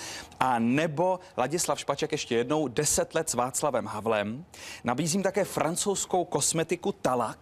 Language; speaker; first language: Czech; native; Czech